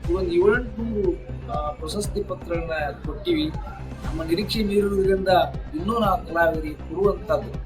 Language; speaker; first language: Kannada; native; Kannada